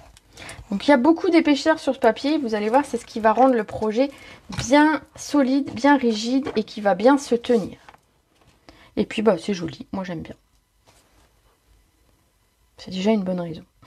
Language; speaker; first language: French; native; French